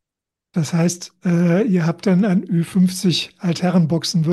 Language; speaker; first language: German; native; German